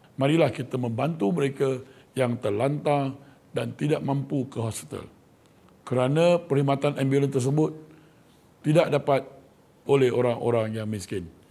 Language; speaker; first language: Malay; non-native, local second language; Chinese